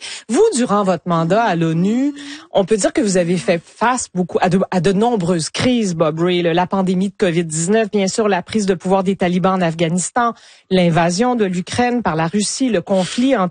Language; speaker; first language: French; native; French